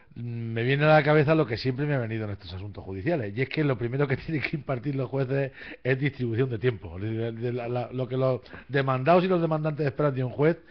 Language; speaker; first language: Spanish; native; Spanish